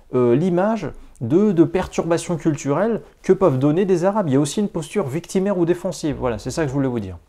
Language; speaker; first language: French; native; French